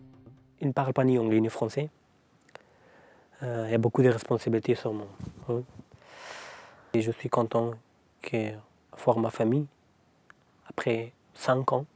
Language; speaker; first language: French; non-native, learner; Persian